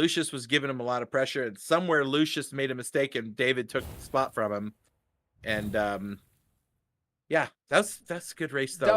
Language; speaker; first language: English; native; English